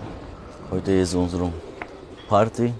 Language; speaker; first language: German; non-native, learner; Turkish